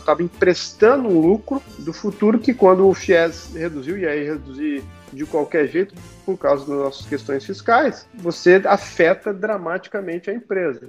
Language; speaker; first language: Portuguese; native; Portuguese